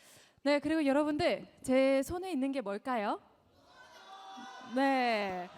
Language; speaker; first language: Korean; native; Korean